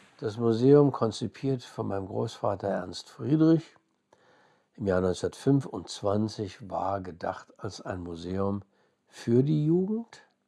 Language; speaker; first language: German; early bilingual, other home language; English